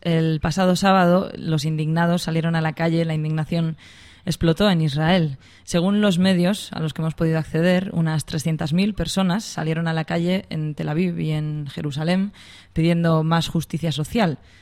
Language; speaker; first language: Spanish; native; Spanish